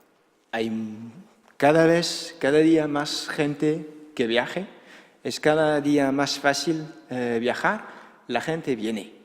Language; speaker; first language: Spanish; non-native, fluent; Dutch